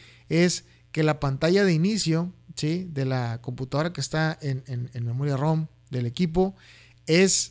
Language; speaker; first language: Spanish; native; Spanish